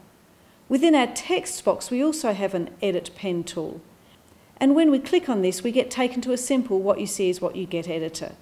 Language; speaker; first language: English; native; English